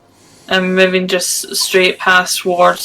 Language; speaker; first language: English; native; English